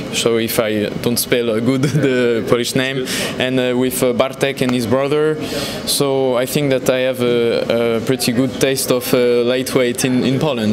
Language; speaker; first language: English; non-native, learner; French